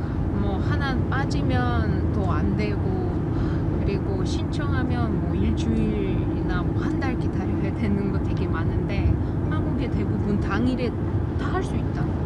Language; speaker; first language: Korean; non-native, learner; Russian